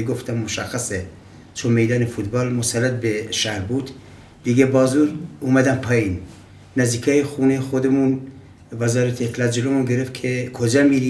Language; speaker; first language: Persian; native; Persian